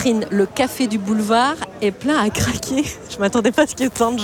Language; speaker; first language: French; native; French